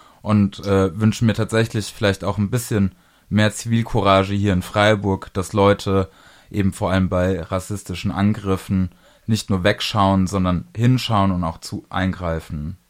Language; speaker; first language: German; native; German